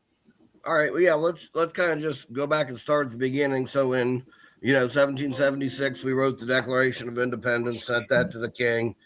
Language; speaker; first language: English; native; English